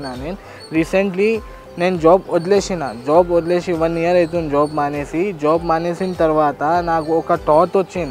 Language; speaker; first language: Telugu; non-native, local second language; Urdu